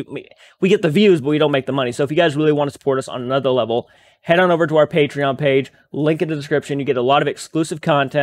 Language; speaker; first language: English; native; English